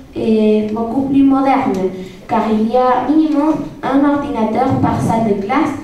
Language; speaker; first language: French; non-native, learner; Spanish